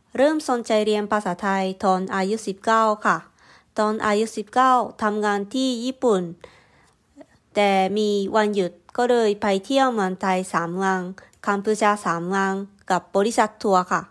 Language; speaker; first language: Thai; non-native, learner; Japanese